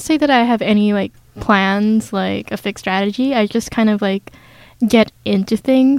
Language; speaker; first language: English; non-native, local second language; Filipino